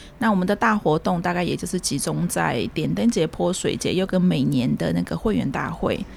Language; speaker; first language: Chinese; early bilingual, heritage; Chinese